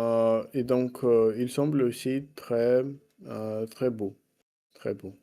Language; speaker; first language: French; non-native, learner; Russian